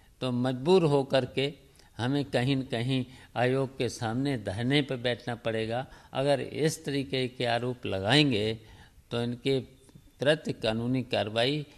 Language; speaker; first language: Hindi; native; Hindi